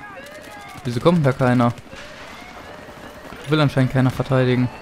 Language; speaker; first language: German; native; German